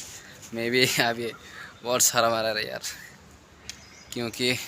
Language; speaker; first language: Hindi; non-native, local second language; Kok Borok